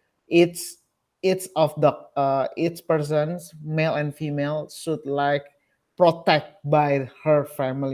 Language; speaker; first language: English; non-native, learner; Indonesian